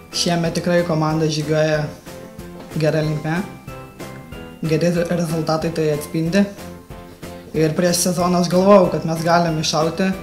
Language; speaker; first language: Lithuanian; early bilingual, other home language; Russian